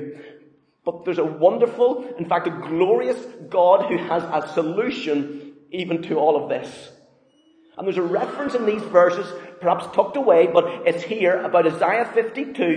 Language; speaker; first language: English; native; English